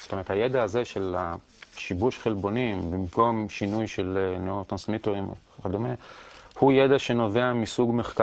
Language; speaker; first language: Hebrew; native; Hebrew